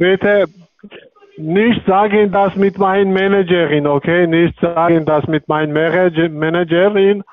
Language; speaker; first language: German; non-native, learner; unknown